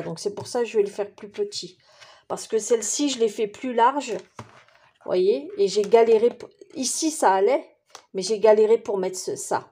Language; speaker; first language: French; native; French